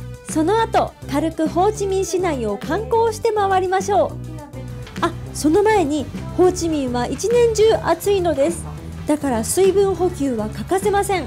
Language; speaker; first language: Japanese; native; Japanese